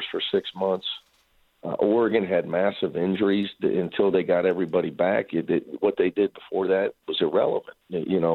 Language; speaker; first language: English; native; English